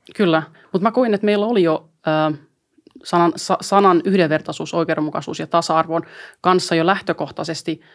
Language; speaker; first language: Finnish; early bilingual, other home language; Albanian